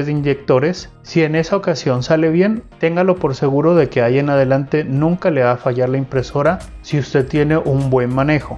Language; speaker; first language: Spanish; native; Spanish